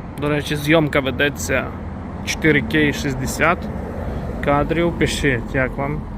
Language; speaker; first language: Ukrainian; native; Ukrainian